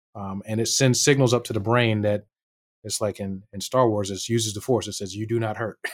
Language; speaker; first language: English; native; English